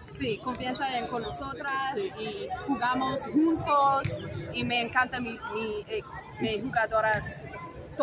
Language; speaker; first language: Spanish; non-native, learner; English